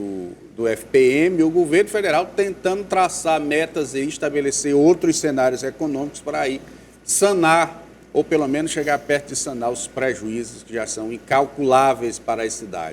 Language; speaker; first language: Portuguese; native; Portuguese